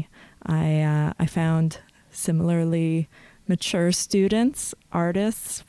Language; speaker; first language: English; native; English